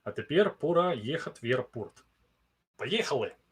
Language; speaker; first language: Russian; non-native, learner; English